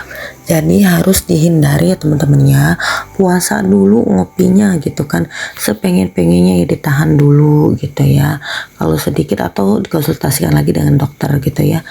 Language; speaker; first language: Indonesian; native; Indonesian